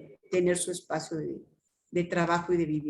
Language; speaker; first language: Spanish; native; Spanish